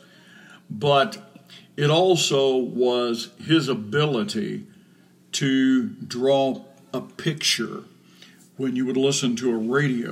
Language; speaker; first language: English; native; English